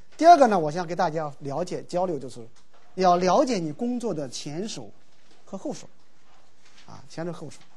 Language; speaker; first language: Chinese; native; Chinese